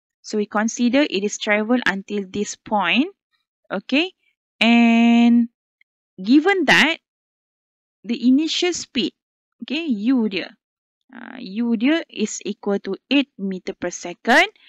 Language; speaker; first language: English; non-native, local second language; Malay